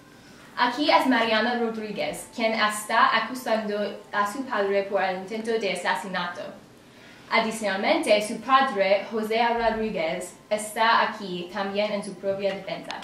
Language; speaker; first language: Spanish; non-native, learner; English